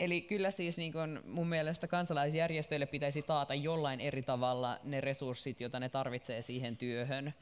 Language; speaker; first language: Finnish; native; Finnish